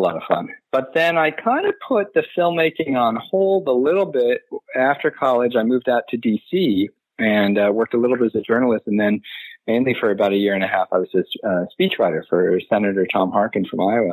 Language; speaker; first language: English; native; English